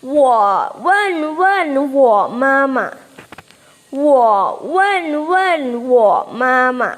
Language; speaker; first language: Chinese; non-native, fluent; Thai